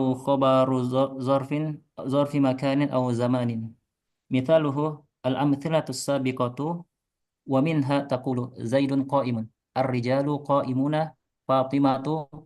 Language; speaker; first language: Arabic; non-native, fluent; Indonesian